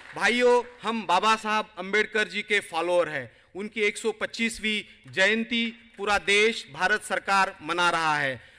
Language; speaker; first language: Hindi; non-native, local second language; Marathi